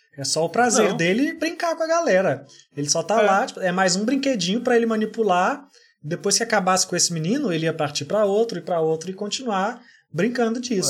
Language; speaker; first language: Portuguese; native; Portuguese